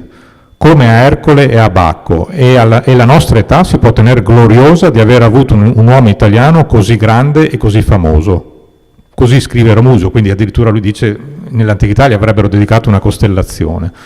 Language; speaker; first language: Italian; native; Italian